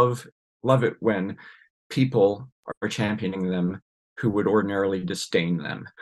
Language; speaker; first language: English; native; English